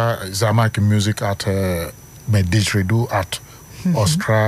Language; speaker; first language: Dutch; non-native, learner; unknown